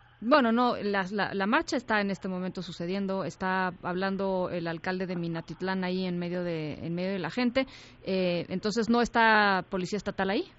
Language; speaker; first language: Spanish; native; Spanish